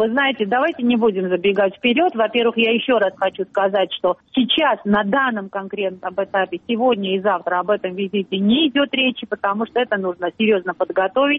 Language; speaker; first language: Russian; non-native, local second language; Georgian